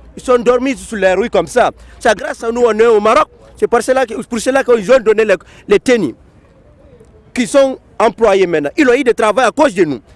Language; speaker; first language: French; non-native, local second language; Fula